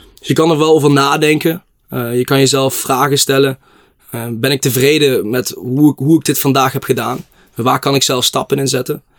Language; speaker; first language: Dutch; native; Dutch